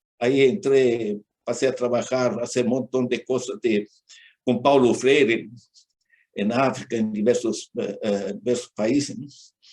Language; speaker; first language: Spanish; non-native, fluent; Portuguese